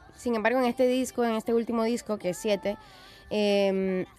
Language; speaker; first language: Spanish; native; Spanish